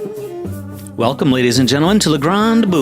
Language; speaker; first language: English; native; English